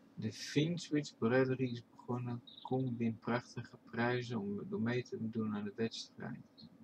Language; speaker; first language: Dutch; native; Dutch